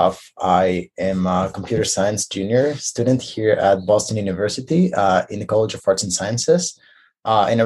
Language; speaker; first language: English; non-native, fluent; Hebrew